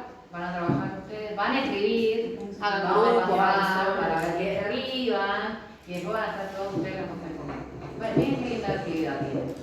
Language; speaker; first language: Spanish; native; Spanish